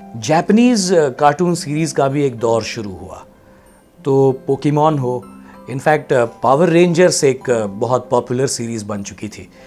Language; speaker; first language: Hindi; non-native, local second language; Gujarati